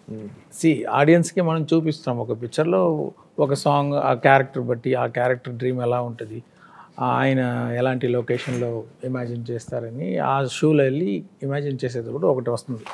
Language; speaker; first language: Telugu; non-native, fluent; Tamil